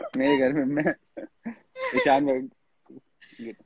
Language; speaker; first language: Hindi; native; Hindi